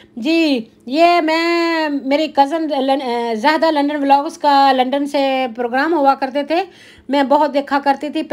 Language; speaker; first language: Urdu; non-native, local second language; Punjabi